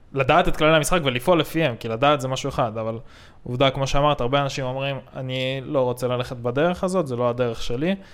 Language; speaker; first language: Hebrew; native; Hebrew